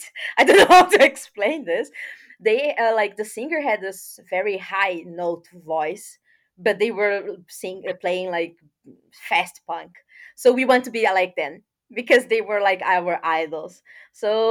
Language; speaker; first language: English; non-native, fluent; Portuguese